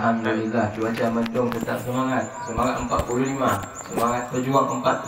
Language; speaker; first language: Indonesian; native; Indonesian